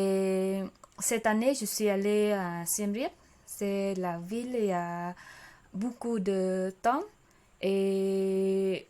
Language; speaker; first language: French; non-native, learner; Khmer